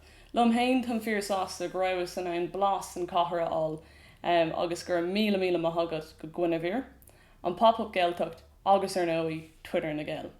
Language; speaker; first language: Irish; non-native, local second language; English